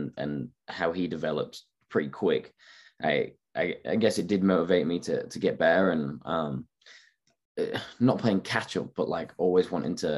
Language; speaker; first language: English; native; English